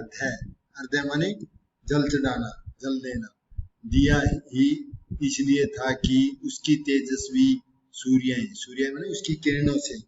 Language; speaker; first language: Hindi; native; Hindi